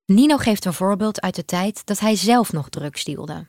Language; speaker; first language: Dutch; native; Dutch